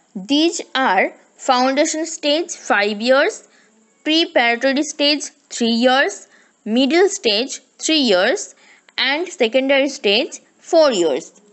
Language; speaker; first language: English; non-native, local second language; Bangla